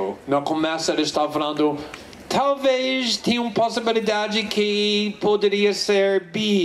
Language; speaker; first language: Portuguese; non-native, fluent; English